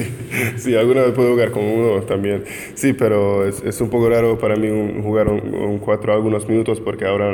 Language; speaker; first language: Spanish; non-native, fluent; Hungarian